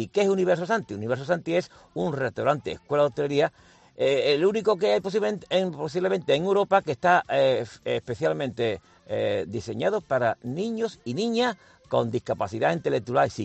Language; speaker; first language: Spanish; native; Spanish